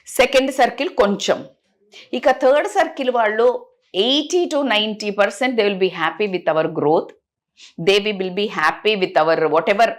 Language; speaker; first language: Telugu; native; Telugu